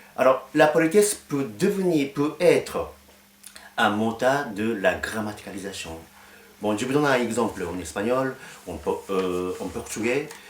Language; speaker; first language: French; non-native, fluent; Japanese